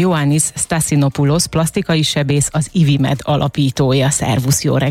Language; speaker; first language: Hungarian; native; Hungarian